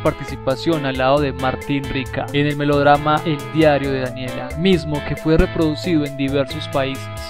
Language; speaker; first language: Spanish; native; Spanish